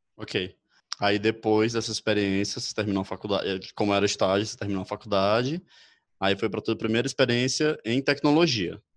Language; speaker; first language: Portuguese; native; Portuguese